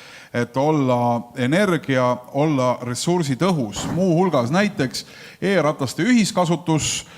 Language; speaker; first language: Estonian; native; Estonian